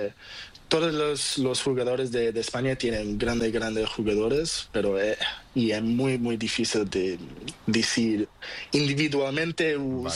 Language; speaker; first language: Spanish; non-native, learner; Portuguese